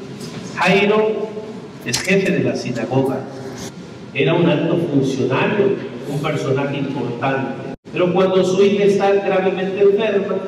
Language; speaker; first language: Spanish; native; Spanish